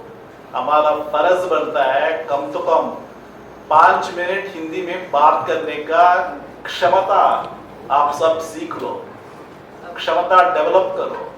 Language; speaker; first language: Hindi; non-native, local second language; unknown